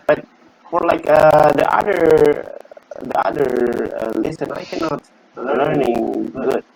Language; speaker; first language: English; non-native, learner; Indonesian